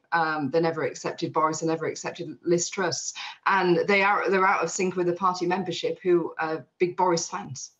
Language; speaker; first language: English; native; English